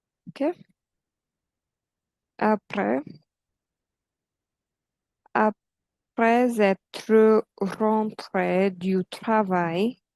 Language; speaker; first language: French; non-native, fluent; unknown